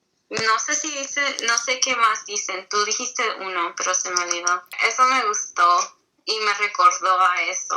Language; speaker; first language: Spanish; early bilingual, heritage; Spanish